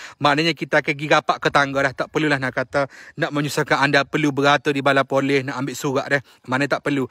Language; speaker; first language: Malay; native; Malay